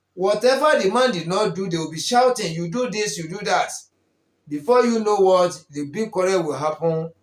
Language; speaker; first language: English; non-native, local second language; Yoruba